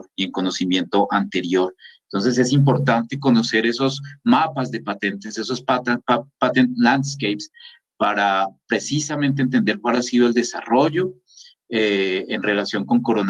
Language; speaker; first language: Spanish; native; Spanish